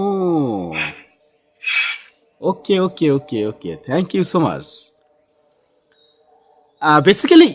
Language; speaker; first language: English; non-native, learner; Bangla